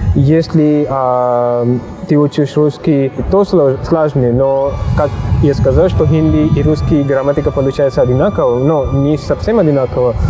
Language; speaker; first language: Russian; non-native, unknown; Hindi